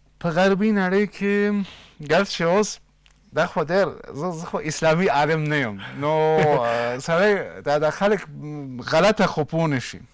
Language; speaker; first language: Pashto; non-native, fluent; German